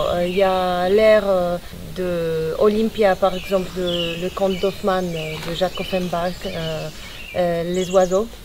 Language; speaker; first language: French; non-native, fluent; Polish